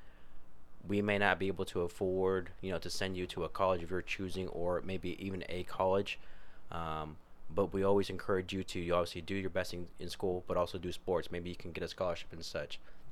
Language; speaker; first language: English; native; English